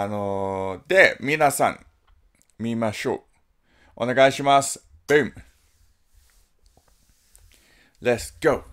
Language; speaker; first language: Japanese; non-native, learner; English